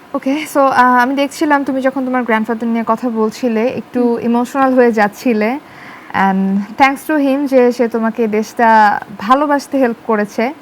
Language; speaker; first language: Bangla; native; Bangla